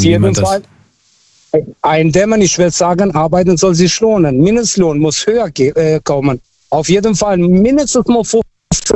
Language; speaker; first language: German; non-native, local second language; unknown